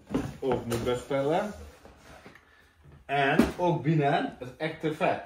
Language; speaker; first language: Dutch; non-native, learner; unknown